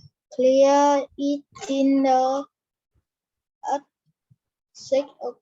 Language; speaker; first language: English; non-native, learner; Vietnamese